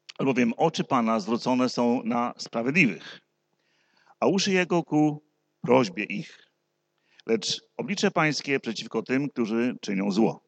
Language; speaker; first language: Polish; native; Polish